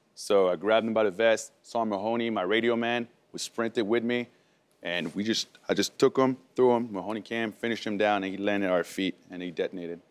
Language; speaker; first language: English; early bilingual, other home language; French